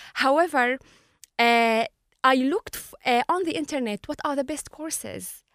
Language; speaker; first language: English; non-native, fluent; Arabic